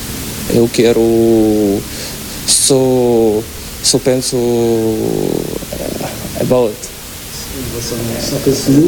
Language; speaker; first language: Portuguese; non-native, learner; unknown